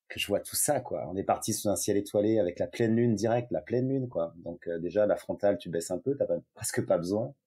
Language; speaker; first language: French; native; French